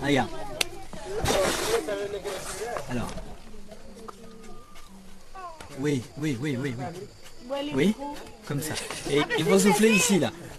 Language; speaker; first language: French; native; French